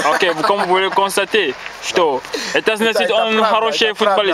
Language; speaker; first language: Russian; non-native, learner; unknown